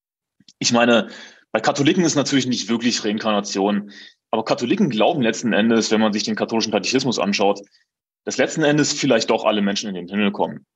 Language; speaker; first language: German; native; German